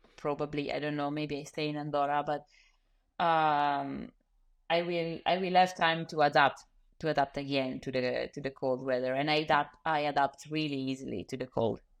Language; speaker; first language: English; non-native, fluent; Italian